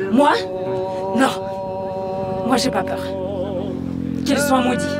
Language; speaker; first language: French; non-native, fluent; Russian